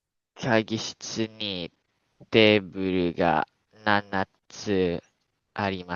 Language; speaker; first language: Japanese; non-native, learner; Malay